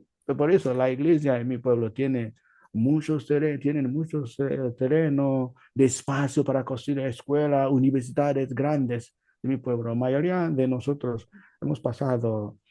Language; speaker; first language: Spanish; non-native, learner; Igbo